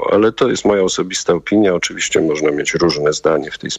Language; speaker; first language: Polish; native; Polish